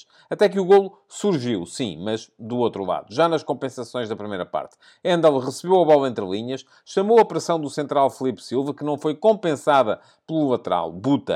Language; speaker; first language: Portuguese; native; Portuguese